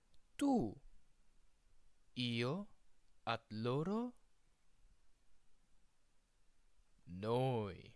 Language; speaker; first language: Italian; non-native, fluent; Filipino